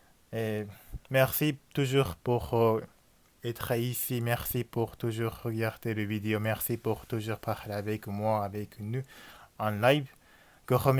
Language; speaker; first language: French; non-native, learner; Japanese